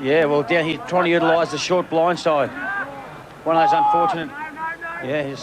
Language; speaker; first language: English; native; English